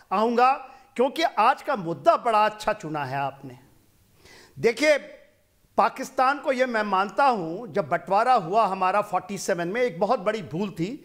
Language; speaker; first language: Hindi; non-native, local second language; Punjabi